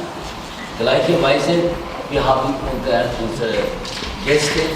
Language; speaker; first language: German; non-native, fluent; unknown